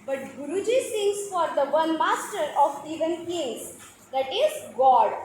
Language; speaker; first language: English; non-native, local second language; Marathi